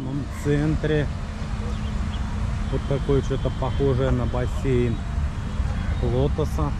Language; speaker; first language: Russian; native; Russian